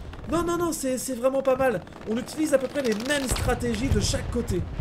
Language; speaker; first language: French; native; French